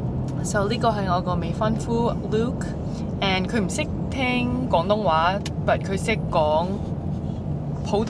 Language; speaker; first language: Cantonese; early bilingual, heritage; English